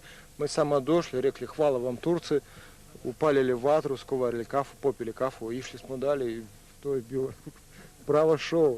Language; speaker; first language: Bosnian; non-native, learner; Russian